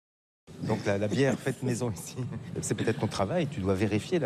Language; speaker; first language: French; native; French